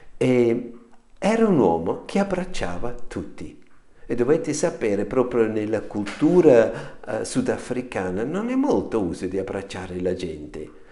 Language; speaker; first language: Italian; non-native, fluent; German